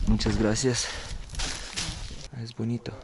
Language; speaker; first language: Spanish; non-native, learner; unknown